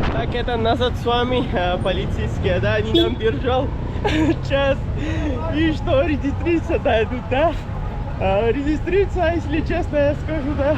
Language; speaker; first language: Russian; non-native, learner; Pashto